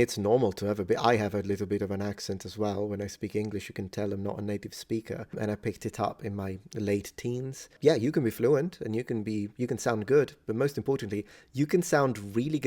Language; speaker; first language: English; non-native, fluent; Italian